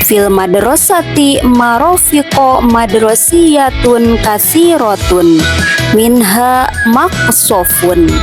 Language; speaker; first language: Arabic; non-native, learner; Indonesian